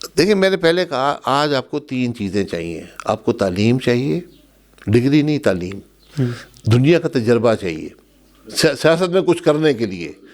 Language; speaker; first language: Urdu; non-native, local second language; Pahari-Potwari